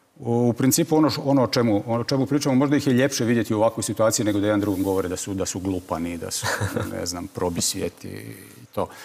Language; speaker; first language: Croatian; native; Croatian